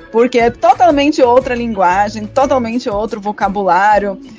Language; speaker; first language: Portuguese; non-native, fluent; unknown